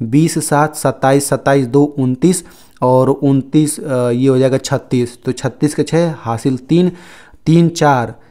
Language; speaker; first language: Hindi; native; Hindi